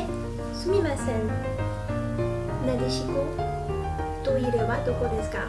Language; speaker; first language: Japanese; non-native, learner; French